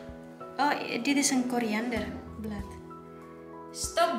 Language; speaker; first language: Dutch; non-native, learner; Indonesian